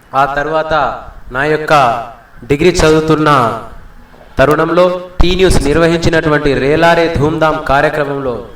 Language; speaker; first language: Telugu; non-native, local second language; Lambadi